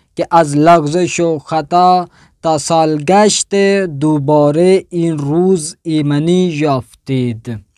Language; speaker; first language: Persian; non-native, fluent; Urdu